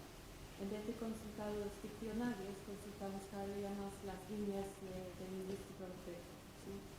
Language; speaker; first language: Spanish; non-native, fluent; English